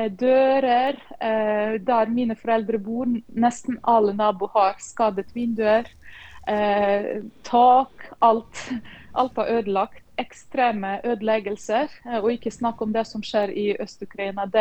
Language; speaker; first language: Norwegian; non-native, fluent; Ukrainian